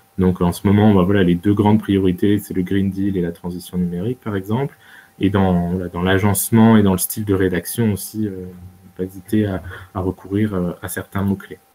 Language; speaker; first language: French; native; French